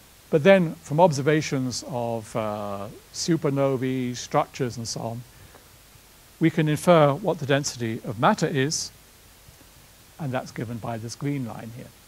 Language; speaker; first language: English; native; English